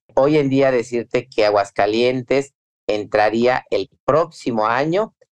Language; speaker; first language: Spanish; native; Spanish